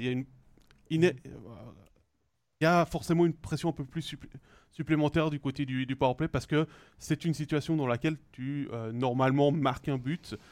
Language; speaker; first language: French; native; French